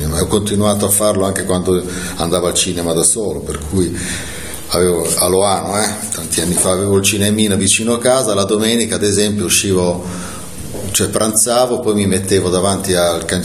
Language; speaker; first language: Italian; native; Italian